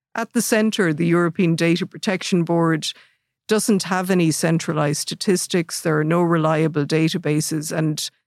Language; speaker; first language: English; native; English